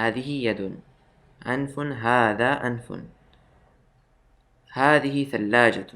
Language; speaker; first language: Arabic; non-native, fluent; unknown